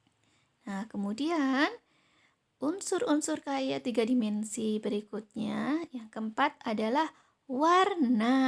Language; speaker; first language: Indonesian; native; Indonesian